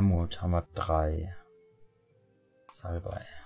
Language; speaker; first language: German; native; German